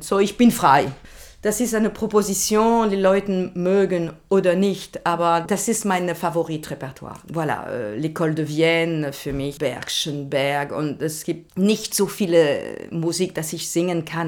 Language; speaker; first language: German; non-native, learner; French